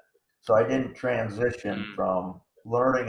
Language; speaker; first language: English; native; English